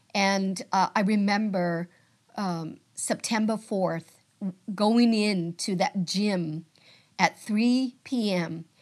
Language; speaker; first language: English; early bilingual, other home language; Vietnamese